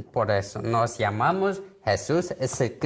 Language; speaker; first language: Spanish; non-native, learner; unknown